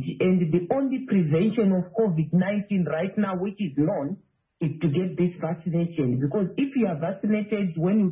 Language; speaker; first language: English; non-native, local second language; Shona